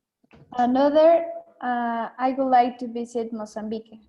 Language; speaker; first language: English; non-native, learner; Spanish